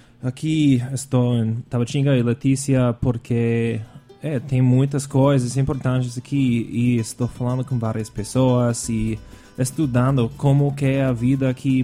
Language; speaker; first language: Portuguese; non-native, fluent; English